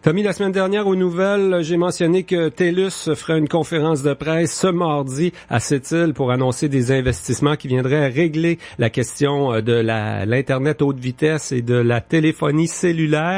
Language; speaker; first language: French; native; French